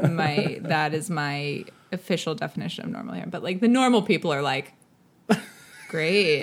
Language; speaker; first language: English; native; English